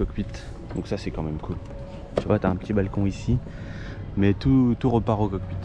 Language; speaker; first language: French; native; French